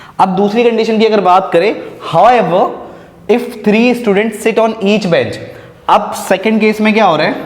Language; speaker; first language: Hindi; native; Hindi